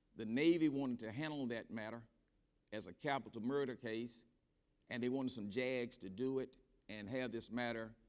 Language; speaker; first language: English; native; English